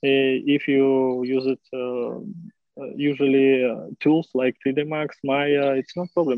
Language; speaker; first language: English; non-native, learner; Russian